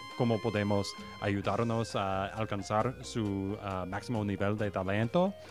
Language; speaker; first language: Spanish; non-native, learner; English